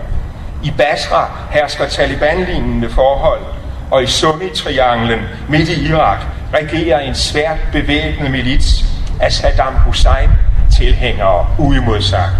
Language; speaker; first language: Danish; native; Danish